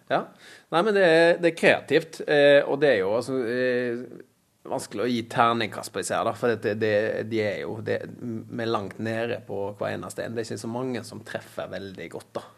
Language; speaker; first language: Norwegian; native; Norwegian